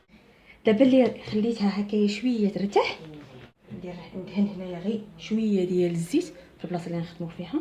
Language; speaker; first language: Arabic; native; Arabic